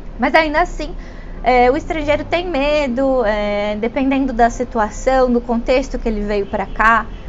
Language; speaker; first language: Portuguese; native; Portuguese